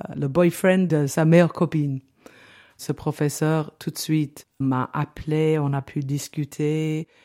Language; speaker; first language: French; non-native, fluent; English